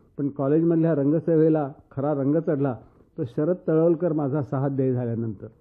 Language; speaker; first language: Marathi; native; Marathi